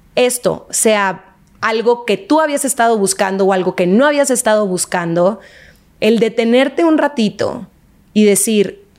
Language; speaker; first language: Spanish; native; Spanish